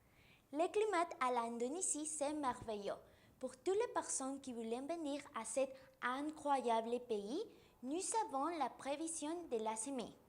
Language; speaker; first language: French; non-native, learner; Spanish